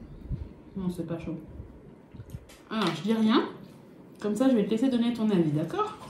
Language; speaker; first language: French; native; French